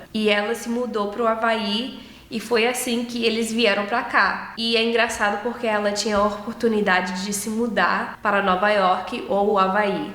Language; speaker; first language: Portuguese; early bilingual, heritage; English